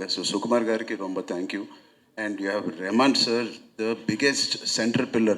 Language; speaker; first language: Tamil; non-native, local second language; Telugu